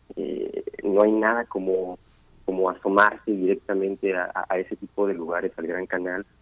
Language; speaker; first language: Spanish; native; Spanish